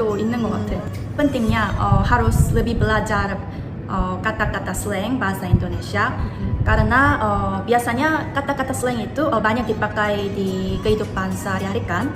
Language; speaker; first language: Indonesian; non-native, fluent; Korean